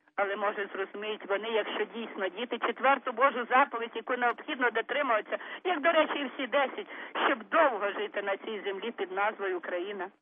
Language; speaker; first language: Ukrainian; native; Ukrainian